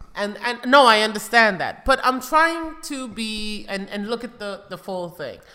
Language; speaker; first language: English; native; English